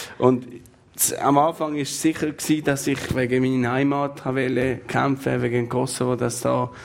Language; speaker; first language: German; non-native, fluent; Albanian